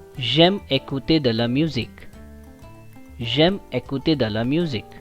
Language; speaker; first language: French; non-native, fluent; Hindi